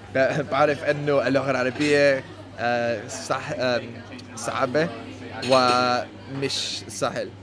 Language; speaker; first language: Arabic; non-native, learner; English